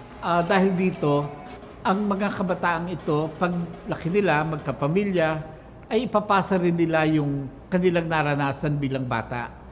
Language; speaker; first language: Filipino; native; Filipino